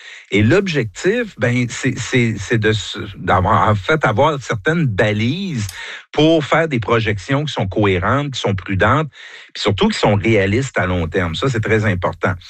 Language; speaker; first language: French; native; French